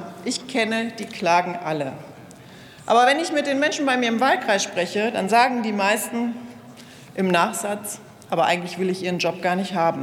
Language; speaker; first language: German; native; German